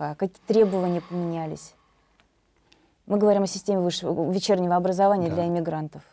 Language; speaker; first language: Russian; native; Russian